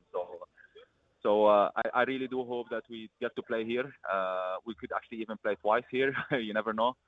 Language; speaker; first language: English; early bilingual, other home language; Arabic